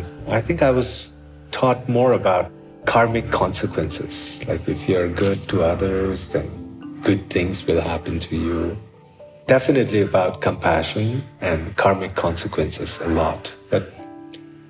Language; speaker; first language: English; non-native, local second language; Sherpa